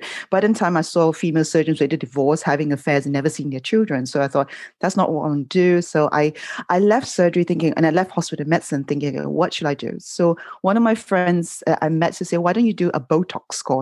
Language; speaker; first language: English; non-native, local second language; Cantonese